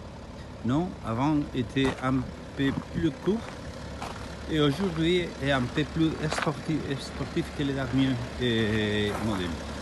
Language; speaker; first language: French; non-native, learner; Spanish